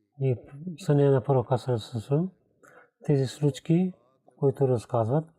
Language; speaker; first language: Bulgarian; non-native, learner; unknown